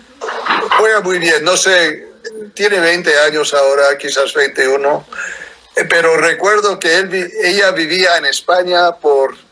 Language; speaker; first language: Spanish; non-native, fluent; English